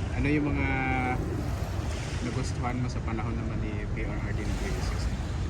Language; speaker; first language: Filipino; native; Filipino